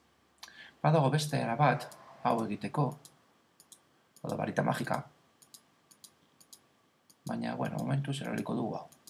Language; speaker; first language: Basque; non-native, local second language; Spanish